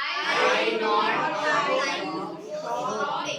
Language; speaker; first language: English; non-native, learner; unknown